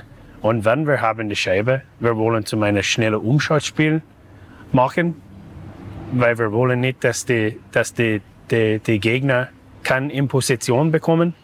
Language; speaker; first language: German; non-native, learner; English